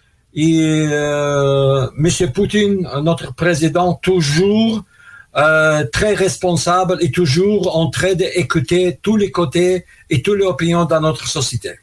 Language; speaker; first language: French; non-native, learner; Russian